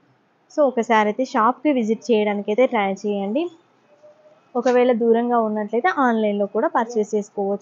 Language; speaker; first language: Telugu; native; Telugu